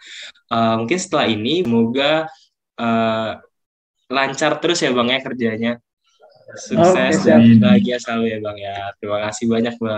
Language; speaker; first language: Indonesian; native; Indonesian